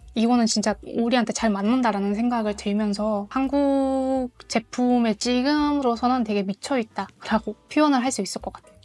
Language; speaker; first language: Korean; non-native, fluent; Mongolian